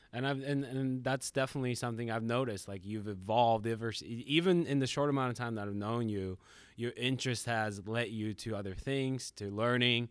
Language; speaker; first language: English; non-native, fluent; Japanese